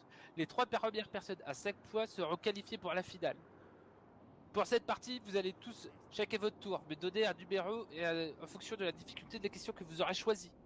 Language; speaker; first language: French; native; French